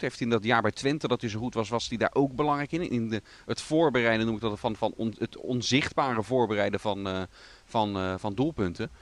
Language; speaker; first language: Dutch; native; Dutch